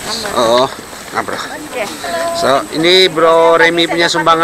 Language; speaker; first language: Malay; native; Malay